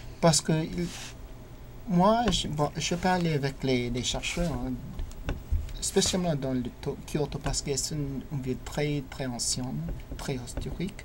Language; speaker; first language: French; non-native, fluent; English